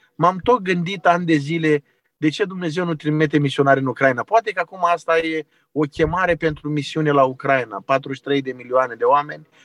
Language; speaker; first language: Romanian; native; Romanian